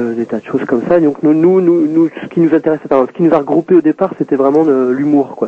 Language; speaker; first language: French; native; French